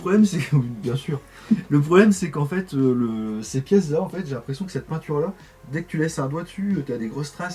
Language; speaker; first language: French; native; French